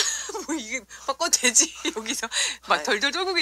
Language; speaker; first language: Korean; native; Korean